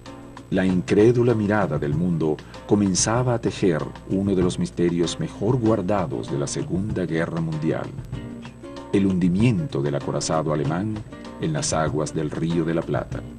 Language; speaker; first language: Spanish; native; Spanish